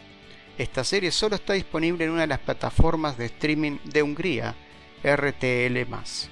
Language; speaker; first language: Spanish; native; Spanish